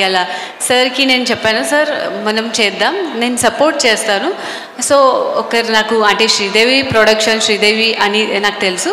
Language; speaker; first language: Telugu; non-native, fluent; Marathi